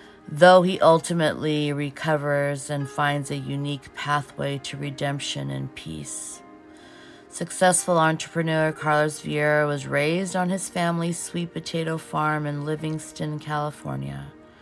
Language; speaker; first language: English; early bilingual, other home language; Portuguese